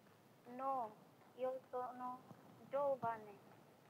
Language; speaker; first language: Italian; non-native, learner; Bangla